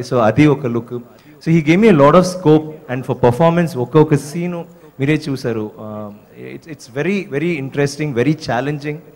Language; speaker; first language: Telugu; non-native, fluent; Tamil